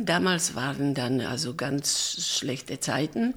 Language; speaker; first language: German; non-native, fluent; Polish